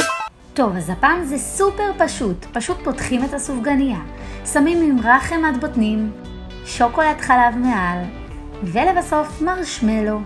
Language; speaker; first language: Hebrew; native; Hebrew